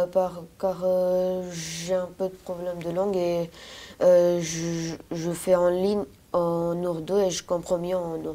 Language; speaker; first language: French; non-native, learner; Urdu